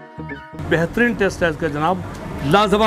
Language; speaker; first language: Hindi; native; Hindi